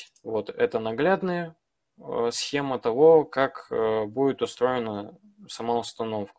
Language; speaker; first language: Russian; native; Russian